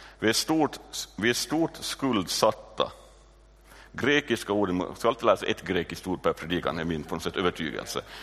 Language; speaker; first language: Swedish; native; Swedish